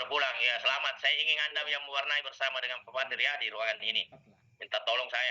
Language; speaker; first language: Indonesian; native; Indonesian